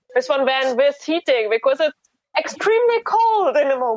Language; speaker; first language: English; non-native, fluent; German